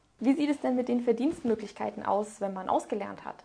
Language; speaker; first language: German; native; German